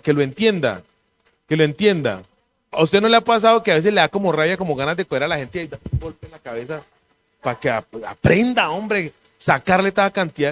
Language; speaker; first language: Spanish; native; Spanish